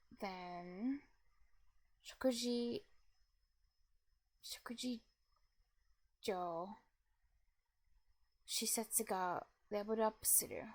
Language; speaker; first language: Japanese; non-native, learner; English